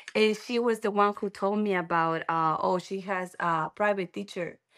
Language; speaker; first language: English; non-native, learner; Spanish